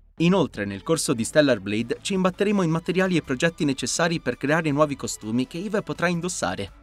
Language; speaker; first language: Italian; native; Italian